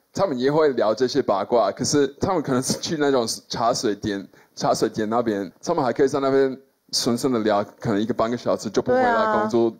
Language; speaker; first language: Chinese; non-native, fluent; English